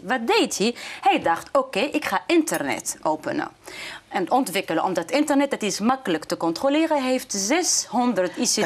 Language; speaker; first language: Dutch; non-native, fluent; Arabic